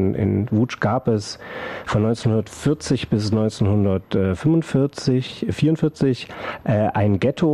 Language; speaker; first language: German; native; German